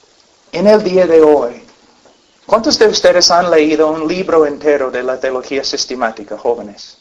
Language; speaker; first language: Spanish; non-native, fluent; English